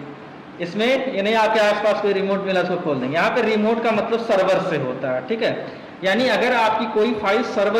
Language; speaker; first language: Hindi; native; Hindi